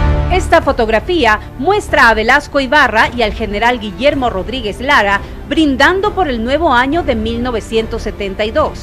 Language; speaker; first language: Spanish; native; Spanish